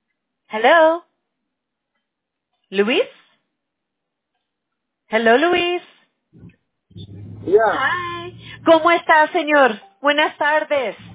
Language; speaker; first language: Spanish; early bilingual, heritage; Spanish